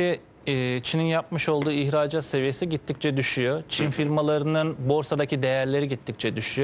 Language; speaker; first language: Turkish; native; Turkish